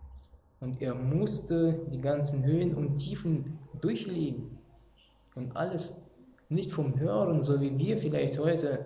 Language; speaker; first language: German; non-native, fluent; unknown